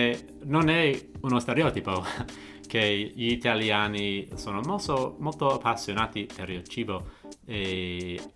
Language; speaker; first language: Italian; non-native, fluent; English